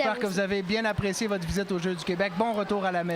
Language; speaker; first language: French; native; French